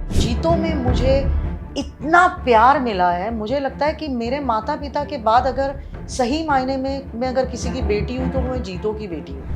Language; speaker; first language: Hindi; non-native, local second language; Marwari